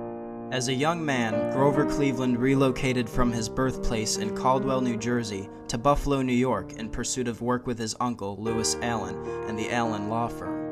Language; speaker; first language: English; native; English